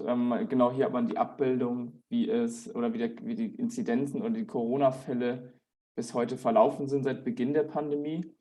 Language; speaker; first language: German; native; German